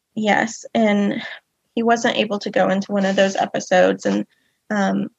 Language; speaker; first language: English; native; English